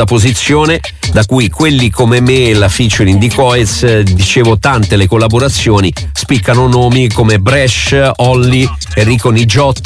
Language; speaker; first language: Italian; native; Italian